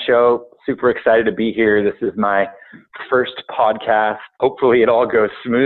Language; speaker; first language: English; native; English